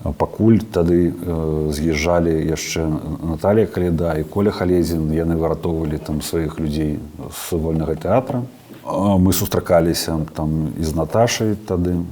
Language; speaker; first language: Belarusian; non-native, local second language; Russian